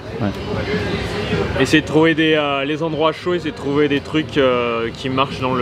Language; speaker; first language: French; native; French